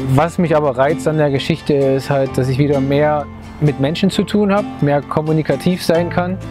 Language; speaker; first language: German; native; German